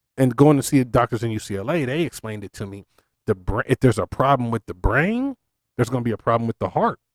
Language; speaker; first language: English; native; English